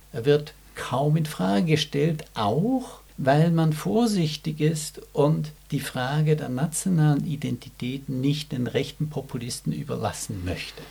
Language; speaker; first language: German; native; German